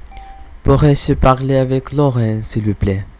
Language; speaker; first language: French; non-native, learner; English